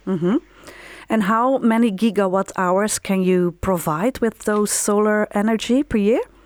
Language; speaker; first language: English; non-native, fluent; Dutch